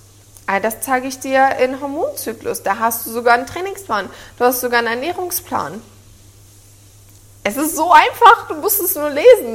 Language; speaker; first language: German; native; German